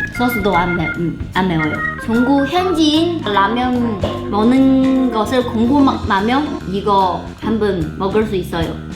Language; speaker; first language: Korean; non-native, learner; Chinese